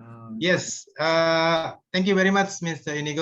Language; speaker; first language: English; non-native, fluent; Indonesian